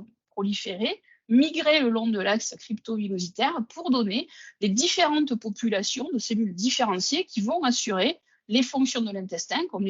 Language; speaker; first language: French; native; French